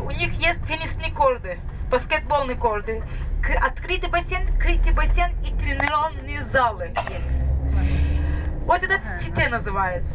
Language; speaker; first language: Russian; non-native, fluent; Turkish